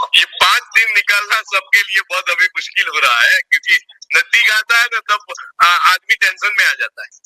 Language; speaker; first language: Hindi; native; Hindi